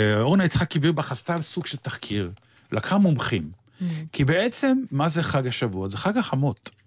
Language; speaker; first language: Hebrew; native; Hebrew